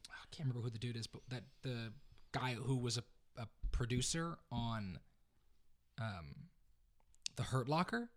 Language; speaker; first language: English; native; English